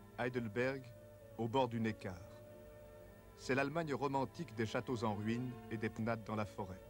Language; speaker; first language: French; native; French